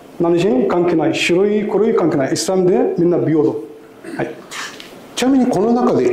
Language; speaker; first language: Japanese; non-native, learner; Arabic